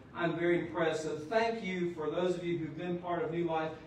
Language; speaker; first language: English; native; English